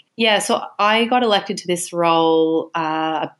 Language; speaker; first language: English; native; English